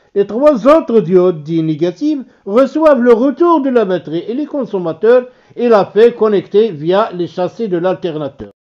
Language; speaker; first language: French; non-native, local second language; Arabic